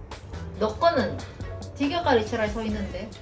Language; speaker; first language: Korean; non-native, fluent; Indonesian